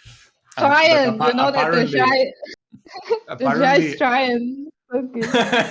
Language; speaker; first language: English; non-native, fluent; Chinese